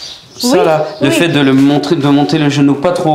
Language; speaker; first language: French; native; French